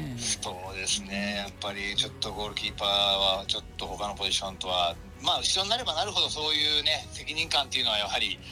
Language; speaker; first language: Japanese; native; Japanese